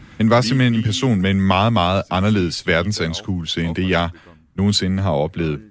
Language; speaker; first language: Danish; native; Danish